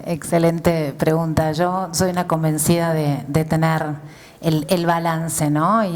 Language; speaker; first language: Spanish; native; Spanish